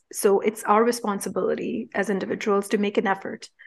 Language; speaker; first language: English; non-native, local second language; Punjabi